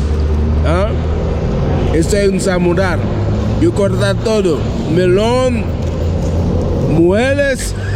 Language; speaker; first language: Spanish; non-native, learner; Haitian Creole